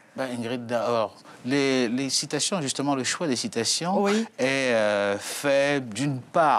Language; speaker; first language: French; native; French